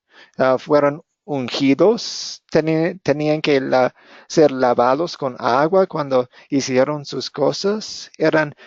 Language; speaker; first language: Spanish; non-native, fluent; English